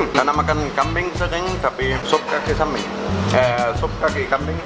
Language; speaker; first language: Indonesian; non-native, fluent; German